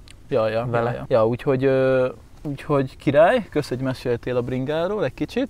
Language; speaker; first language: Hungarian; native; Hungarian